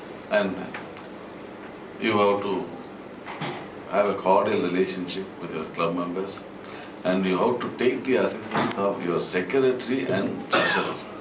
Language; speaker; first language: English; non-native, local second language; Tamil